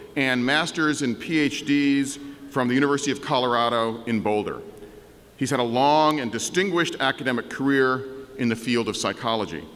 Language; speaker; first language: English; native; English